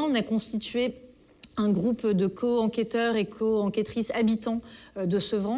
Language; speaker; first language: French; native; French